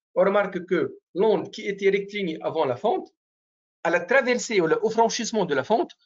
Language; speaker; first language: French; non-native, local second language; Arabic